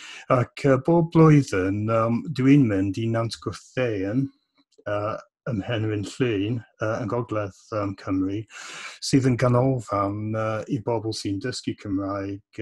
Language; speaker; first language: Welsh; non-native, fluent; English